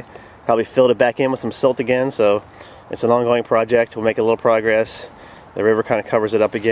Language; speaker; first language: English; native; English